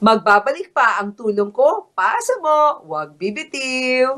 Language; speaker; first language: Filipino; native; Filipino